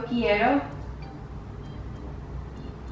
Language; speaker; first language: Spanish; early bilingual, heritage; Spanish